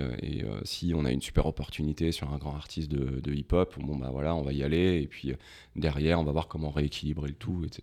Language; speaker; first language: French; native; French